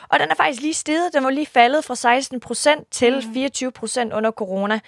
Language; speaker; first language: Danish; early bilingual, other home language; Kurdish